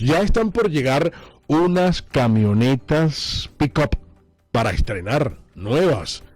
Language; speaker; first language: Spanish; native; Spanish